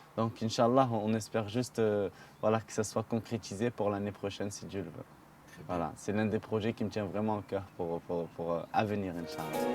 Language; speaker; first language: French; early bilingual, other home language; Arabic